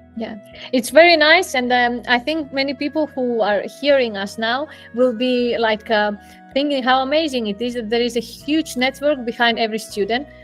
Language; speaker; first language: English; non-native, fluent; Greek